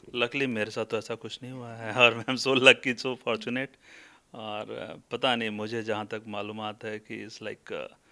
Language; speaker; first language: Hindi; non-native, local second language; Bhojpuri